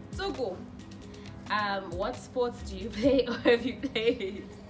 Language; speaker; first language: English; non-native, local second language; Xhosa